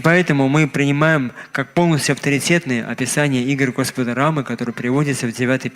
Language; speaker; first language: Russian; native; Russian